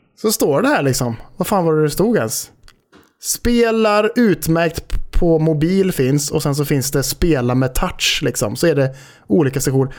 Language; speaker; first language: Swedish; native; Swedish